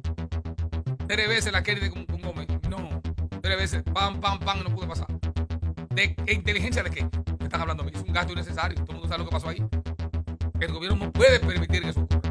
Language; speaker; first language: Spanish; native; Spanish